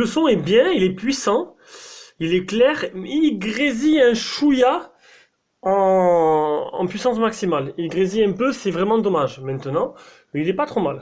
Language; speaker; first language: French; native; French